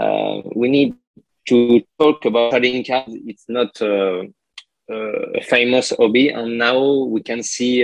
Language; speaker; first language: English; non-native, learner; French